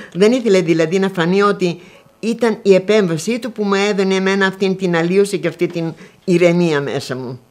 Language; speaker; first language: Greek; native; Greek